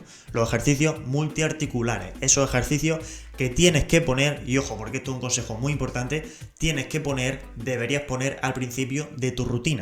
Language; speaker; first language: Spanish; native; Spanish